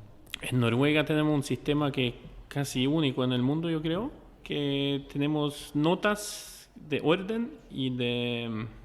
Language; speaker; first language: Spanish; non-native, fluent; Norwegian